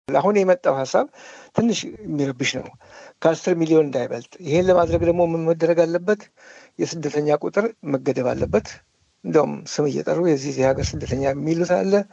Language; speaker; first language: Amharic; native; Amharic